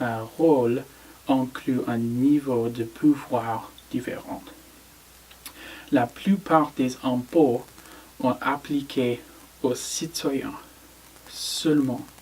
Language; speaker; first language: French; non-native, learner; English